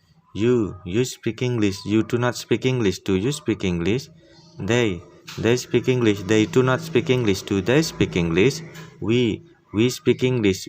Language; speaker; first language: English; non-native, fluent; Indonesian